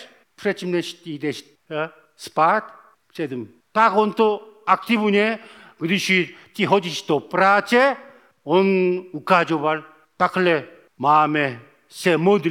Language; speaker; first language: Czech; non-native, fluent; Korean